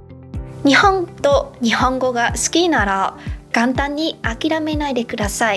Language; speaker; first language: Japanese; non-native, fluent; Vietnamese